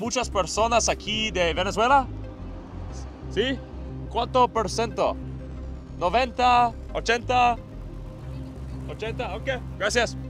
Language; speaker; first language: Spanish; non-native, learner; English